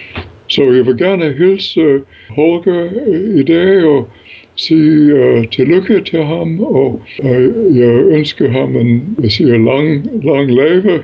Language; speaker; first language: Danish; non-native, fluent; English